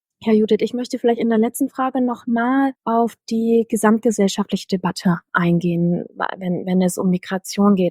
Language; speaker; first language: German; native; German